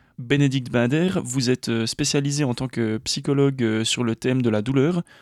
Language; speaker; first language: French; native; French